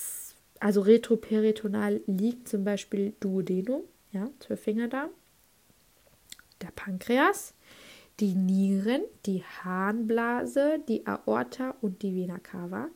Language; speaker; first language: German; native; German